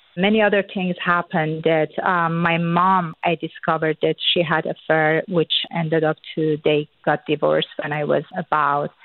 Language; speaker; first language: English; non-native, fluent; Persian